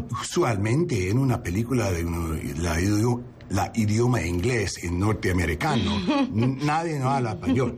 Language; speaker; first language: Spanish; non-native, learner; English